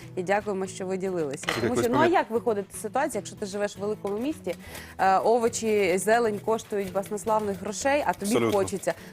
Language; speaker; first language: Ukrainian; native; Ukrainian